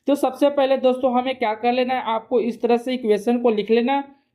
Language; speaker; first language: Hindi; native; Hindi